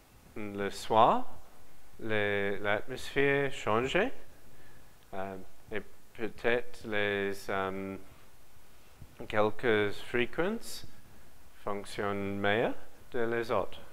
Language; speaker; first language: French; non-native, learner; English